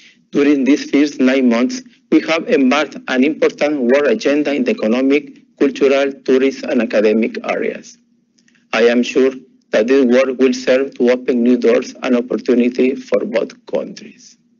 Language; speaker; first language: English; non-native, fluent; Spanish